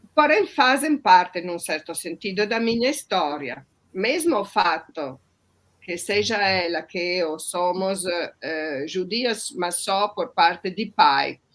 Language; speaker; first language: Portuguese; non-native, fluent; Italian